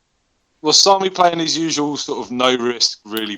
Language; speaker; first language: English; native; English